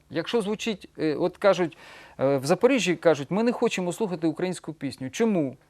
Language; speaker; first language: Ukrainian; non-native, local second language; Russian